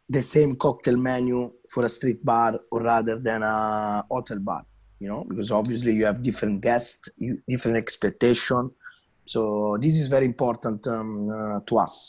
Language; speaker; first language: English; non-native, fluent; Italian